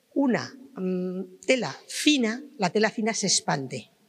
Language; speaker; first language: Spanish; native; Spanish